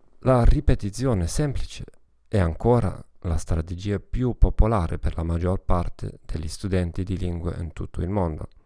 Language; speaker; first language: Italian; non-native, learner; German